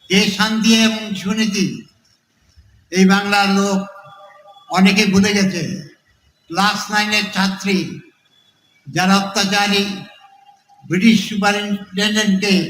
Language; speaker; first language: Bangla; native; Bangla